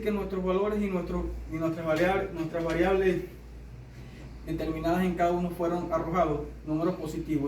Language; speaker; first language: Spanish; native; Spanish